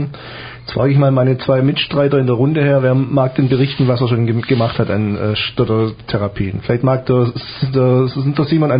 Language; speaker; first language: German; native; German